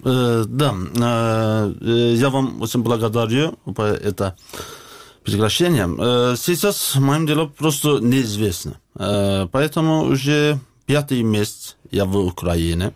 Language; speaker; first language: Russian; non-native, learner; Azerbaijani